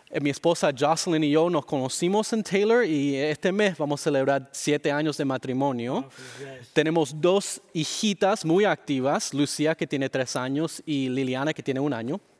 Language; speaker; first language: Spanish; early bilingual, heritage; Spanish